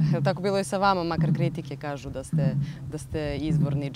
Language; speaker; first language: Serbian; native; Serbian